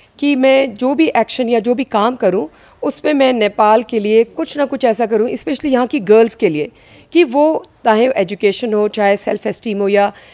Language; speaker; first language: Hindi; native; Hindi